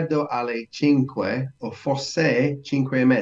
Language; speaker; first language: Italian; non-native, learner; English